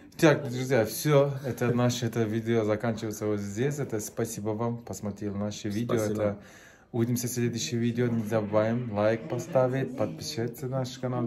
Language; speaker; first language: Russian; non-native, learner; Turkish